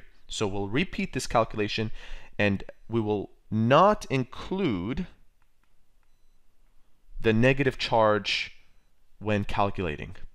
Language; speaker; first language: English; native; English